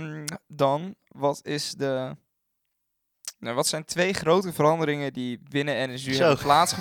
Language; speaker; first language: Dutch; native; Dutch